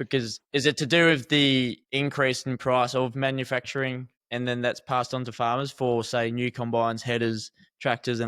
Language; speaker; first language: English; native; English